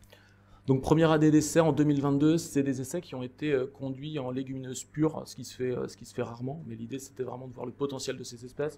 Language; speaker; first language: French; native; French